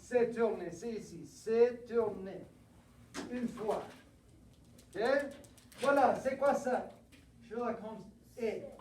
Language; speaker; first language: French; non-native, fluent; English